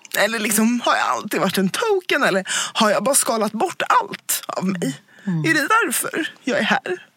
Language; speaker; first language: Swedish; early bilingual, other home language; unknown